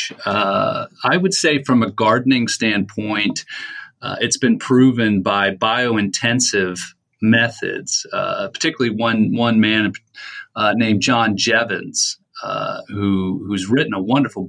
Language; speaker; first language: English; native; English